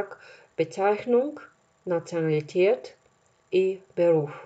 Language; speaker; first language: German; non-native, fluent; Russian